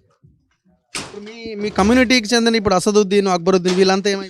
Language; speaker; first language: Telugu; native; Telugu